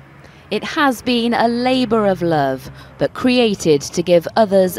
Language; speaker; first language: English; native; English